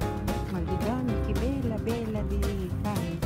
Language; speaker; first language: Italian; non-native, learner; Filipino